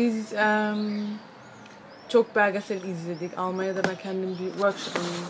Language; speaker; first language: Turkish; early bilingual, other home language; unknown